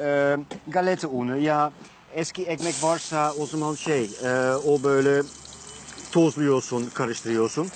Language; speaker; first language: Turkish; non-native, learner; Dutch